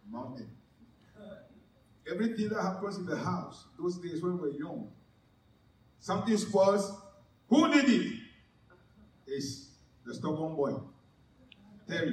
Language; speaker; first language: English; non-native, local second language; Ewe